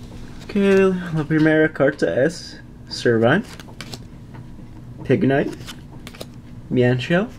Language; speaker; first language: Spanish; non-native, learner; English